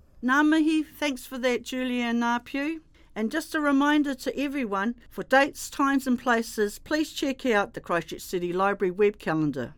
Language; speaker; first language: English; native; English